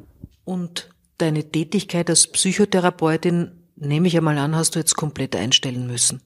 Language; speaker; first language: German; native; German